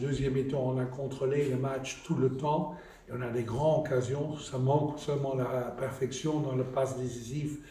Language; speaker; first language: French; non-native, fluent; Dutch